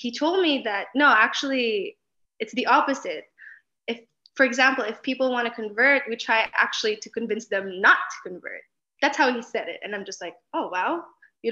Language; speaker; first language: English; non-native, local second language; Filipino